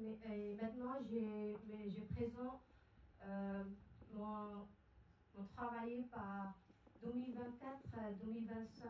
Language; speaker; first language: French; non-native, learner; Burmese